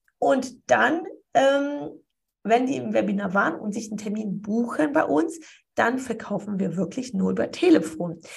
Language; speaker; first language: German; early bilingual, other home language; Polish